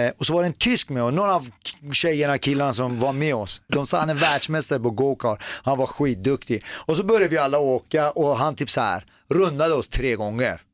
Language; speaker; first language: Swedish; early bilingual, other home language; Persian